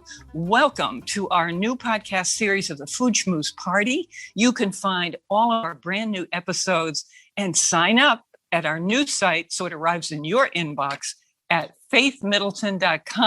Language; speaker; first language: English; native; English